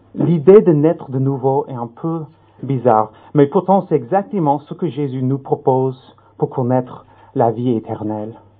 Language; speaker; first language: French; non-native, fluent; English